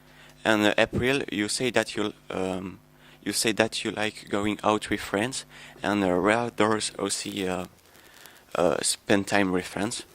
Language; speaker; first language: English; non-native, learner; French